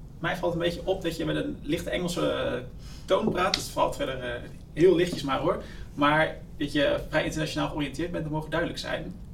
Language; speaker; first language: Dutch; native; Dutch